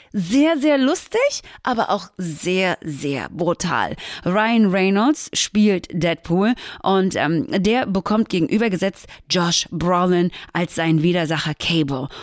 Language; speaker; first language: German; native; German